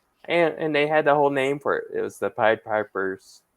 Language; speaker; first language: English; native; English